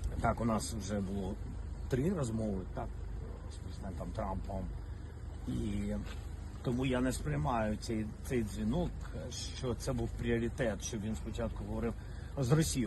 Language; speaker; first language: Ukrainian; non-native, local second language; Russian